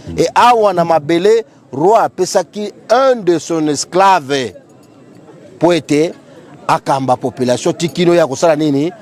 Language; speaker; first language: Lingala; non-native, local second language; Kituba (Democratic Republic of Congo)